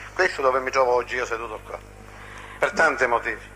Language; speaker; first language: Italian; non-native, local second language; Sicilian